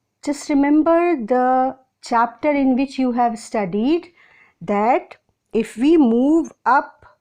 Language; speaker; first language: English; non-native, local second language; Hindi